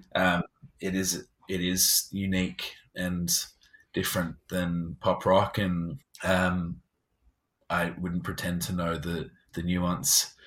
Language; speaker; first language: English; native; English